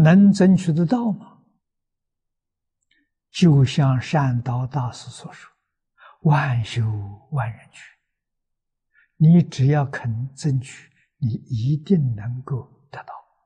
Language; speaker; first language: Chinese; native; Chinese